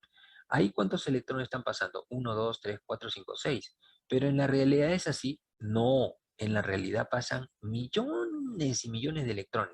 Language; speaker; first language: Spanish; native; Spanish